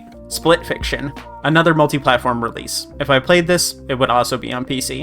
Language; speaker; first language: English; native; English